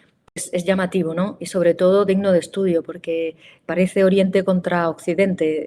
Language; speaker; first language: Spanish; native; Spanish